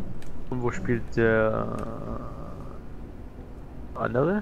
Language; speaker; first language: German; native; German